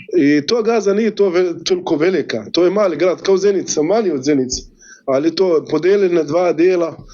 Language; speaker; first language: Bosnian; non-native, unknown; Arabic